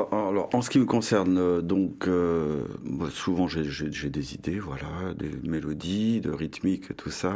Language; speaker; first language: French; native; French